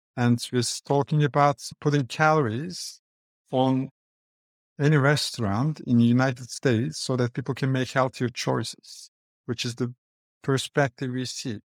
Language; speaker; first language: English; non-native, fluent; Turkish